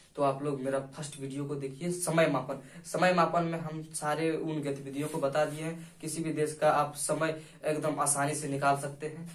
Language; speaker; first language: Hindi; native; Hindi